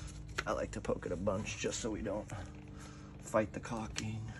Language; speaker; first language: English; native; English